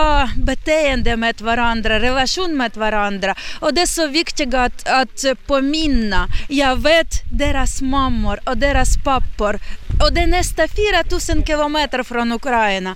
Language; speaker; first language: Swedish; non-native, learner; Ukrainian